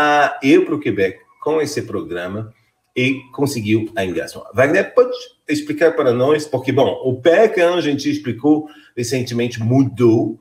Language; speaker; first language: Portuguese; non-native, fluent; French